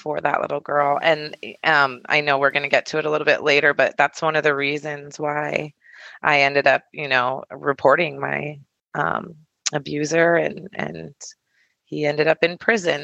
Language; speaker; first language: English; native; English